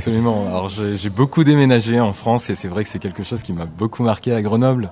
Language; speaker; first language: French; native; French